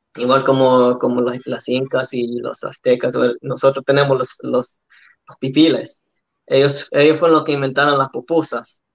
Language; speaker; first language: Spanish; early bilingual, other home language; English